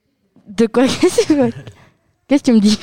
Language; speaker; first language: French; native; French